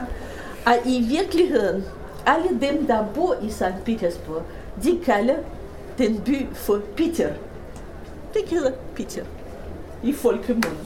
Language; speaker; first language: Danish; non-native, fluent; Russian